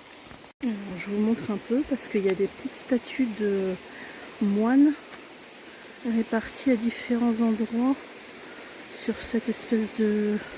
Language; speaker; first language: French; native; French